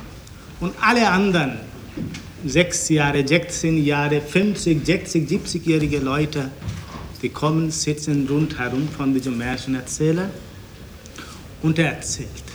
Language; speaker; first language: German; non-native, fluent; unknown